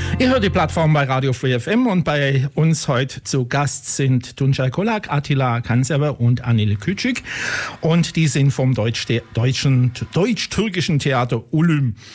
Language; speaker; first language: German; native; German